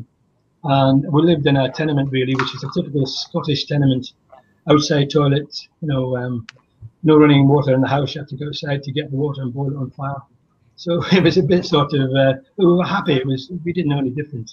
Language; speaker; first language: English; native; English